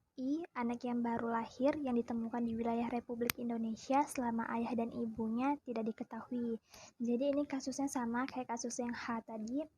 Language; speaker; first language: Indonesian; native; Indonesian